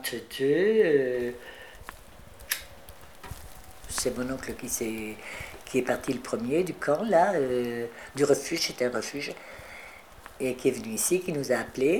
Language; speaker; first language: French; early bilingual, other home language; Spanish